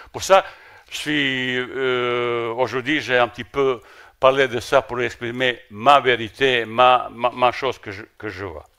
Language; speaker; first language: French; non-native, fluent; Bosnian